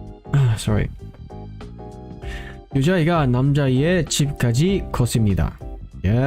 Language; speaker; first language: Korean; non-native, learner; English